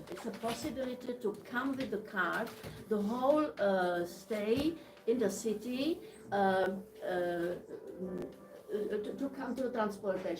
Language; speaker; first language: English; non-native, learner; Czech